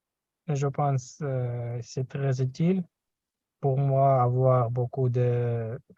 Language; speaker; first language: French; non-native, learner; Russian